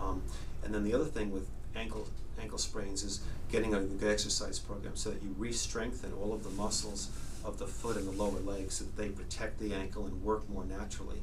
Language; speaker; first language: English; native; English